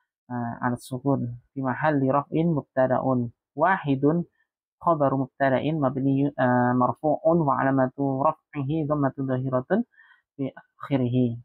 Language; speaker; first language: Arabic; non-native, fluent; Indonesian